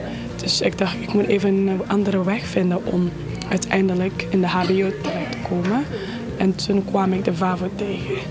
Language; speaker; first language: Dutch; non-native, fluent; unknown